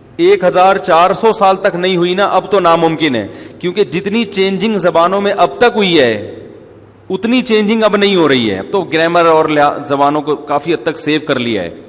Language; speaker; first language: Urdu; native; Urdu